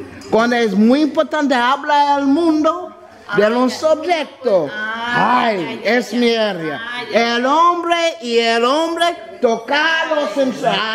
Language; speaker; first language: Spanish; non-native, learner; English